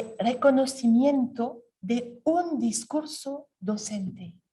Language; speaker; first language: Spanish; non-native, learner; French